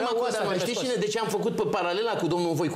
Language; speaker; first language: Romanian; native; Romanian